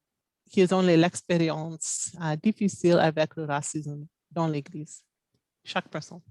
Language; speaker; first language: French; non-native, local second language; English